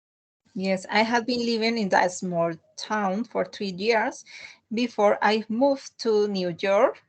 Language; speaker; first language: English; non-native, learner; Spanish